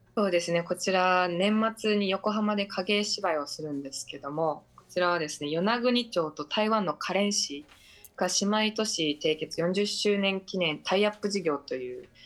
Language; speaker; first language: Japanese; native; Japanese